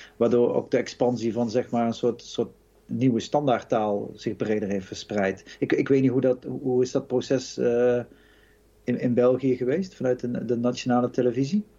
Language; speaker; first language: Dutch; native; Dutch